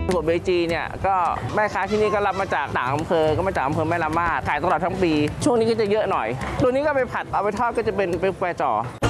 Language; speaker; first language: Thai; early bilingual, other home language; Chinese